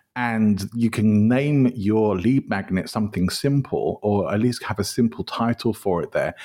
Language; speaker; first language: English; native; English